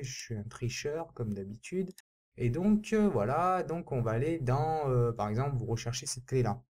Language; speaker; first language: French; native; French